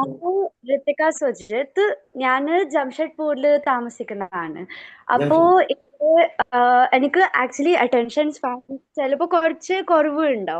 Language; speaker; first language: Malayalam; early bilingual, heritage; Malayalam